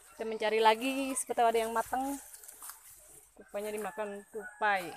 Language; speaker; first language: Indonesian; non-native, local second language; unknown